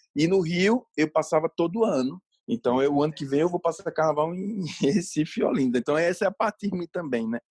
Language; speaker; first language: Portuguese; native; Portuguese